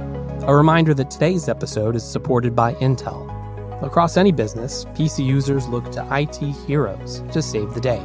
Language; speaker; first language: English; native; English